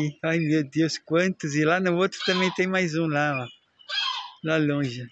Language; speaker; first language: Portuguese; native; Portuguese